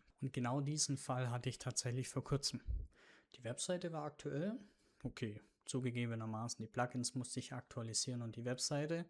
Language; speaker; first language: German; native; German